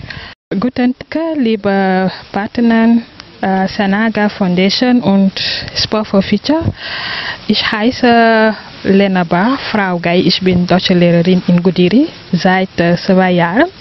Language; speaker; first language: German; non-native, fluent; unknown